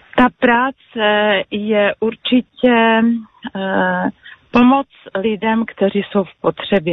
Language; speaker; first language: Czech; non-native, local second language; Polish